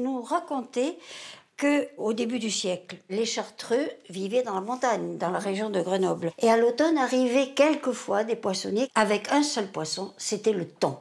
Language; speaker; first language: French; native; French